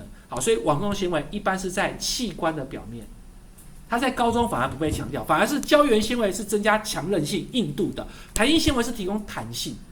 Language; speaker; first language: Chinese; native; Chinese